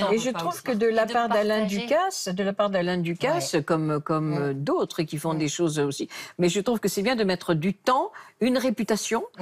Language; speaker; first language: French; native; French